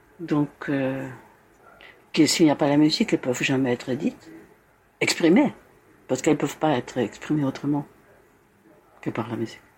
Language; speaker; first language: French; non-native, fluent; Spanish